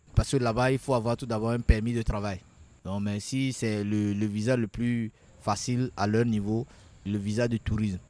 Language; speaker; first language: French; non-native, local second language; Ewe